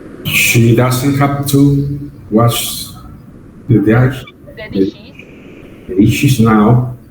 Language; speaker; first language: English; non-native, learner; Spanish